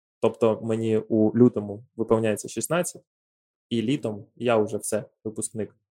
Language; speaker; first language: Ukrainian; native; Ukrainian